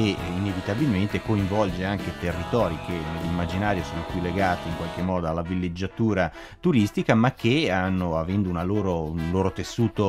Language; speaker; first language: Italian; native; Italian